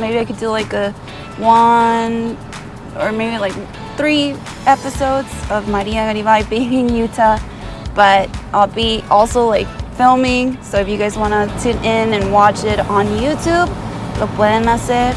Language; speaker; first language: English; early bilingual, other home language; Spanish